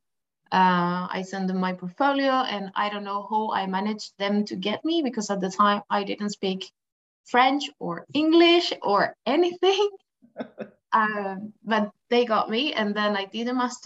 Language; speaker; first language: English; non-native, fluent; Spanish